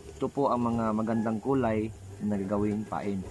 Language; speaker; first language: Filipino; non-native, local second language; Cebuano